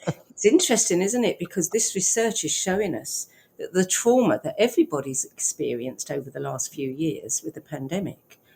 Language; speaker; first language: English; native; English